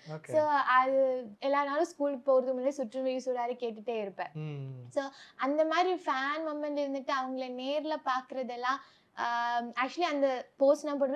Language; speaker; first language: Tamil; non-native, local second language; Malayalam